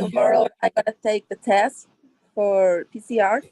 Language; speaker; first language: English; non-native, learner; Spanish